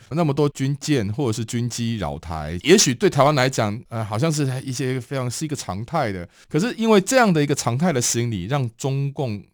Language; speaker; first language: Chinese; native; Chinese